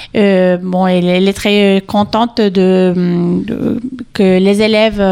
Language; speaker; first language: French; non-native, fluent; Spanish